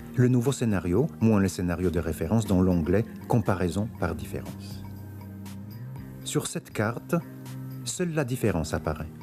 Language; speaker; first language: French; native; French